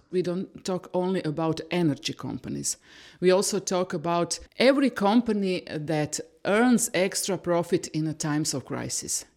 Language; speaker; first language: English; non-native, fluent; Croatian